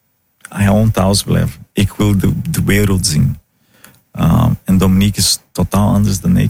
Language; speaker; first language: Dutch; non-native, fluent; Italian